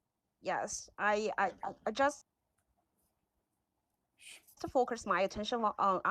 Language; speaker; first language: English; non-native, learner; Chinese